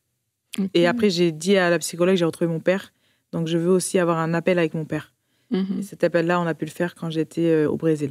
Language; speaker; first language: French; early bilingual, other home language; Portuguese